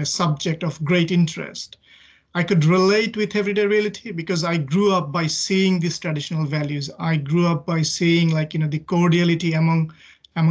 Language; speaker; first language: English; non-native, local second language; Bangla